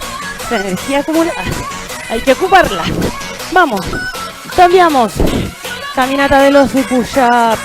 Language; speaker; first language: Spanish; native; Spanish